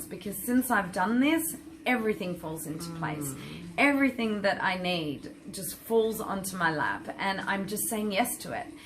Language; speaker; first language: English; native; English